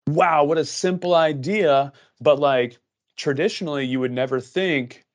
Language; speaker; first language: English; native; English